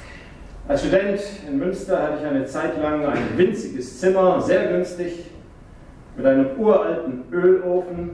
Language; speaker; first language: German; native; German